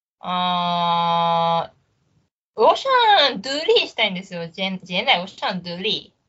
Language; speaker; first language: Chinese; non-native, learner; Japanese